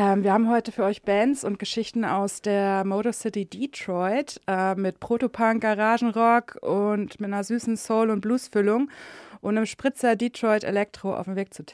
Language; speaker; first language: German; native; German